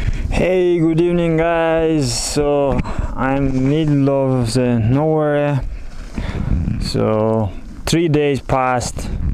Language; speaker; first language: English; non-native, learner; Kazakh